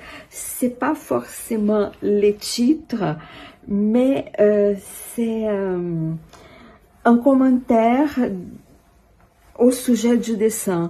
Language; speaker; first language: French; non-native, fluent; Portuguese